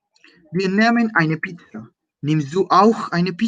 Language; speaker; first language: German; non-native, fluent; Spanish